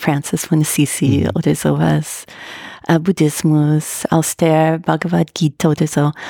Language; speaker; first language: German; non-native, fluent; English